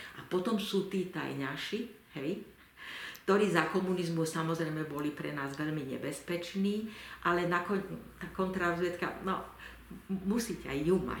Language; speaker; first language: Slovak; native; Slovak